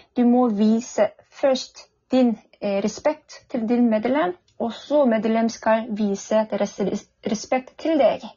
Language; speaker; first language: Norwegian; non-native, fluent; Korean